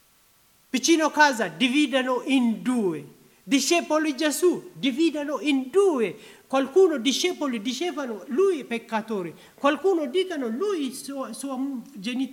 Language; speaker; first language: Italian; non-native, learner; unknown